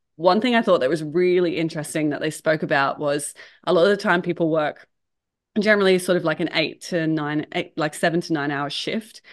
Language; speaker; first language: English; native; English